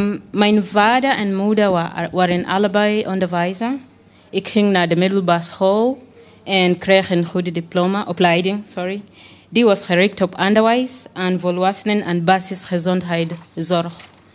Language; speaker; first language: Dutch; non-native, learner; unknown